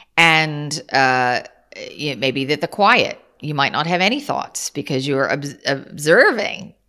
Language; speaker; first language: English; native; English